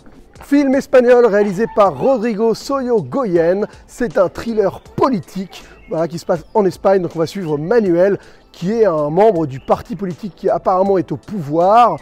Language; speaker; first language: French; native; French